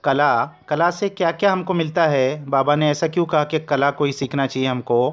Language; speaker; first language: Hindi; non-native, local second language; Marathi